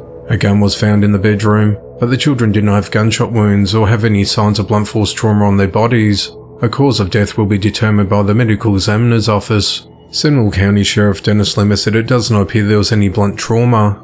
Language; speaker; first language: English; native; English